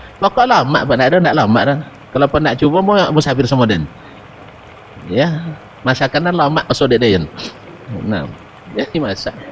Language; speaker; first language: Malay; non-native, local second language; Minangkabau